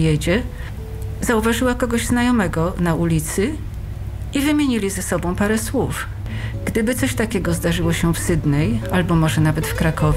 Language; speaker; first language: English; non-native, fluent; Polish